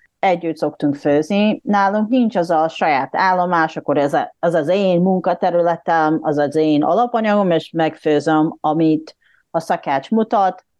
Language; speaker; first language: Hungarian; non-native, fluent; Japanese